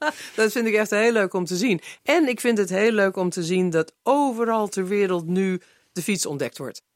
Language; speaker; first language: Dutch; non-native, fluent; English